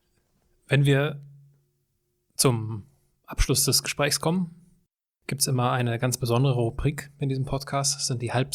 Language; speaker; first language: German; native; German